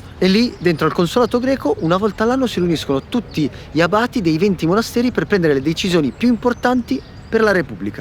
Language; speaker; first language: Italian; native; Italian